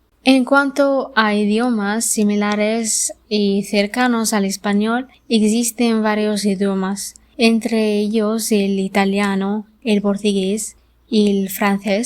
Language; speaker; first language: Spanish; non-native, learner; Arabic